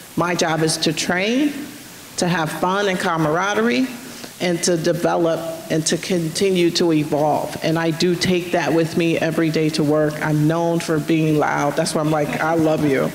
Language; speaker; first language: English; native; English